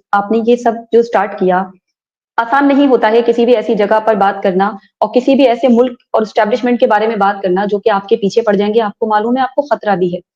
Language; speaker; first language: Hindi; native; Hindi